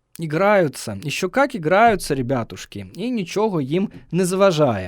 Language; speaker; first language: Ukrainian; native; Ukrainian